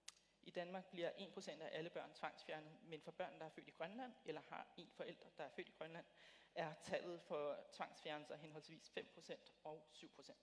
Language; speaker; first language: Danish; native; Danish